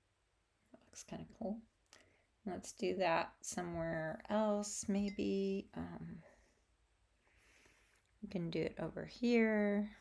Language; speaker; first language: English; native; English